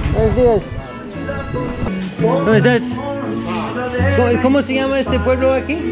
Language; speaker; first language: Spanish; non-native, learner; English